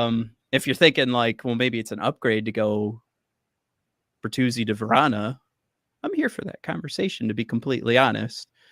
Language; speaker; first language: English; native; English